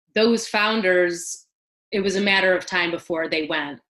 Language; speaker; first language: English; native; English